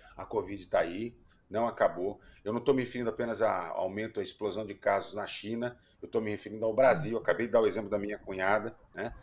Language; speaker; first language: Portuguese; native; Portuguese